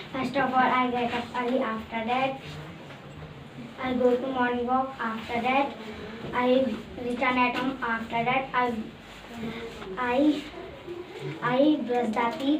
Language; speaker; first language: English; non-native, learner; Hindi